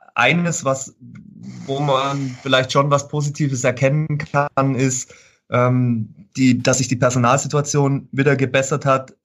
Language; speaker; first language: German; native; German